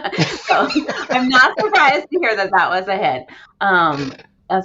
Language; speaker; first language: English; native; English